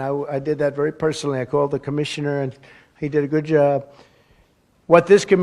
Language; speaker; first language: English; native; English